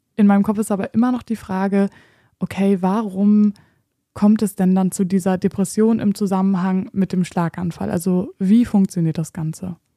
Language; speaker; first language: German; native; German